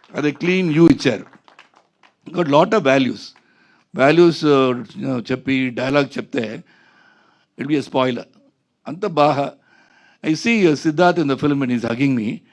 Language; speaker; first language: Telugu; non-native, local second language; Tamil